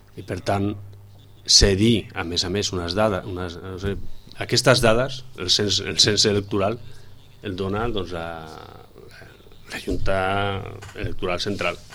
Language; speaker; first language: Catalan; non-native, local second language; Spanish